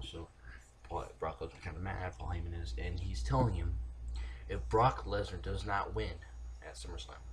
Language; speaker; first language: English; native; English